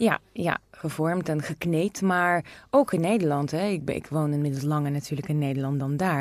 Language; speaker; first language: Dutch; non-native, fluent; Russian